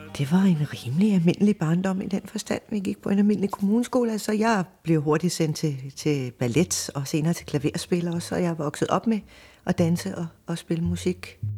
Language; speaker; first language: Danish; early bilingual, other home language; English